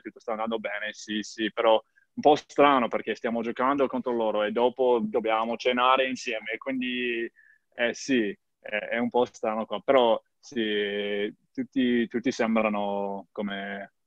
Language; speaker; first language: Italian; non-native, learner; English